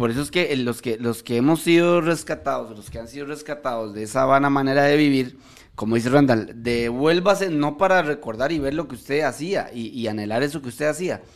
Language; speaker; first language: Spanish; native; Spanish